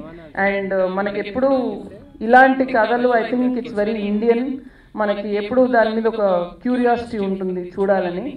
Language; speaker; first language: Telugu; native; Telugu